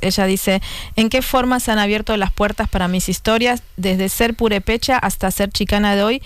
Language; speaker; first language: Spanish; native; Spanish